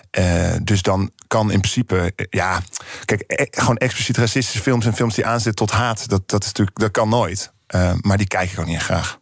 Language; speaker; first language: Dutch; native; Dutch